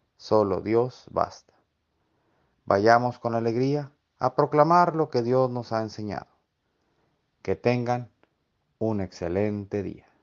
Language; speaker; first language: Spanish; native; Spanish